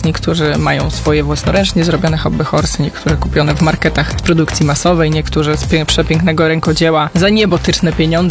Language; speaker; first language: Polish; native; Polish